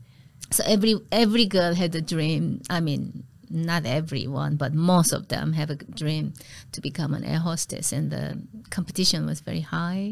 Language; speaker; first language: English; non-native, fluent; Korean